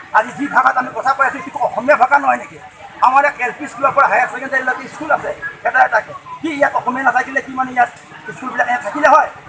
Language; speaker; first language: Assamese; non-native, local second language; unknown